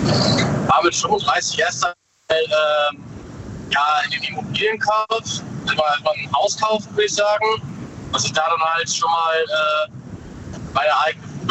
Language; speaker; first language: German; native; German